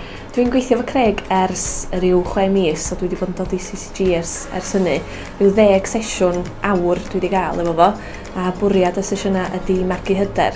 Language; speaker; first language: Welsh; native; Welsh